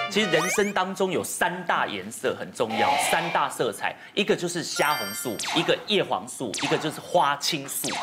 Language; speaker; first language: Chinese; native; Chinese